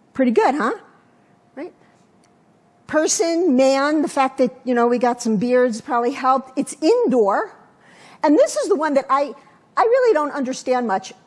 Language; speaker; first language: English; native; English